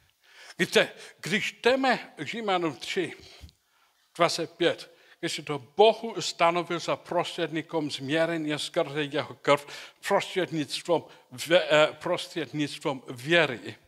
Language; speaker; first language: Czech; non-native, learner; English